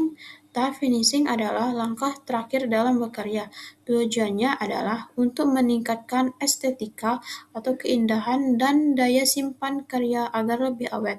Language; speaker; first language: Indonesian; native; Indonesian